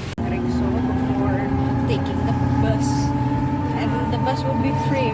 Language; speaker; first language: English; non-native, learner; Indonesian